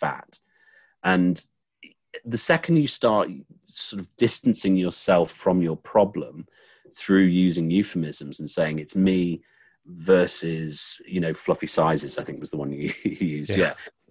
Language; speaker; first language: English; native; English